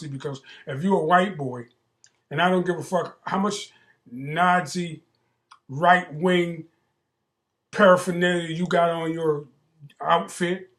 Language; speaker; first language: English; native; English